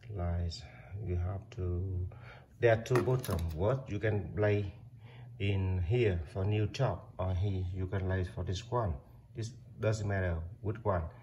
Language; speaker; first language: English; non-native, learner; Vietnamese